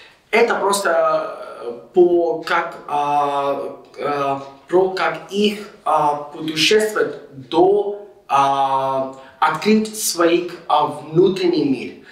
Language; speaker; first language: Russian; non-native, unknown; English